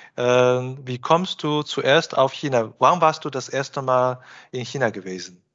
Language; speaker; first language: German; non-native, fluent; Chinese